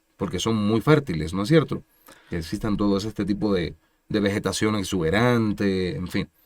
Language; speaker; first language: Spanish; native; Spanish